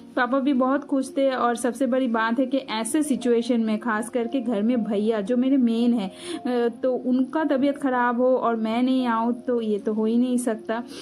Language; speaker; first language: Hindi; non-native, local second language; Bangla